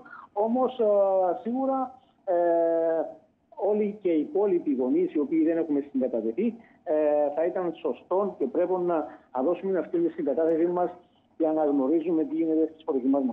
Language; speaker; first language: Greek; native; Greek